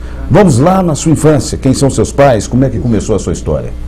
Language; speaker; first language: Portuguese; native; Portuguese